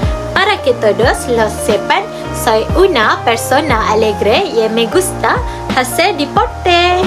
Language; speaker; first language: Spanish; non-native, learner; Malay